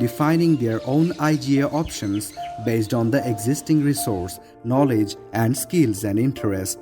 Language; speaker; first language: English; non-native, local second language; Bangla